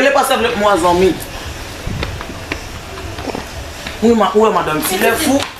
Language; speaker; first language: French; non-native, learner; Haitian Creole